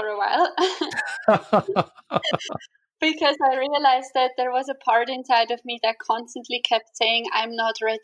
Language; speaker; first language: English; non-native, fluent; Swiss German